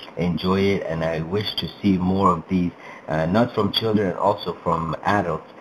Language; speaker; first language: English; native; English